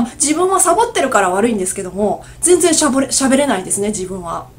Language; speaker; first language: Japanese; native; Japanese